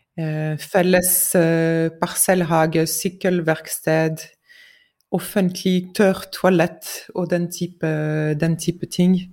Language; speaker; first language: Norwegian; non-native, fluent; French